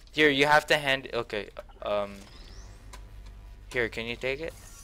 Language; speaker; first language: English; native; English